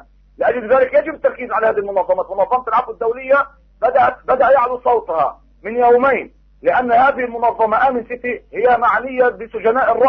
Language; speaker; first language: Arabic; native; Arabic